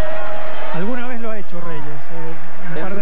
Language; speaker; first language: Spanish; native; Spanish